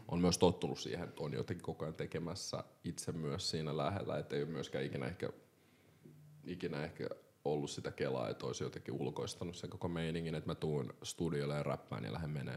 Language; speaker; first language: Finnish; early bilingual, other home language; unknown